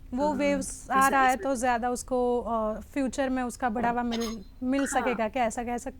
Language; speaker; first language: Hindi; non-native, local second language; Gujarati